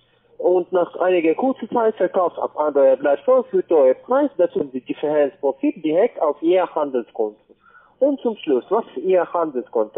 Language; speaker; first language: German; non-native, learner; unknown